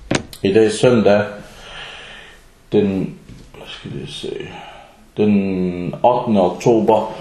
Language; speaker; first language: Danish; early bilingual, other home language; Arabic